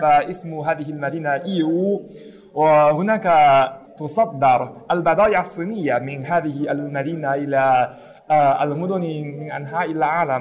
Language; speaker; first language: Arabic; non-native, fluent; Chinese